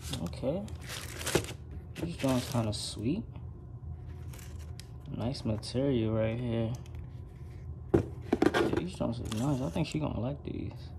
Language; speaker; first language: English; native; English